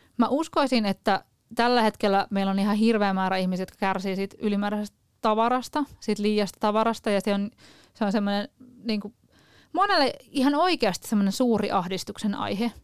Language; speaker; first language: Finnish; native; Finnish